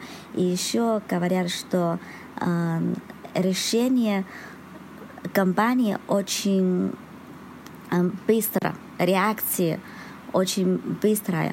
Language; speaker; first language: Russian; non-native, learner; Chinese